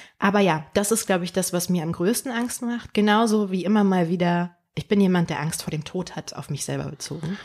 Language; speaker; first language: German; early bilingual, other home language; Polish